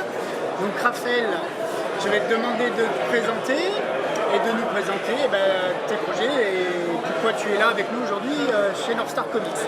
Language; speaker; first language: French; native; French